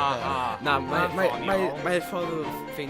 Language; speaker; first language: Welsh; non-native, local second language; English